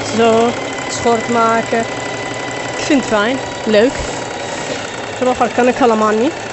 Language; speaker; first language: Dutch; non-native, learner; Arabic